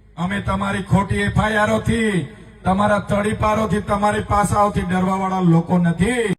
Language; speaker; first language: Gujarati; non-native, local second language; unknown